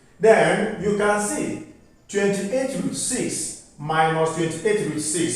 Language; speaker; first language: English; non-native, local second language; Igbo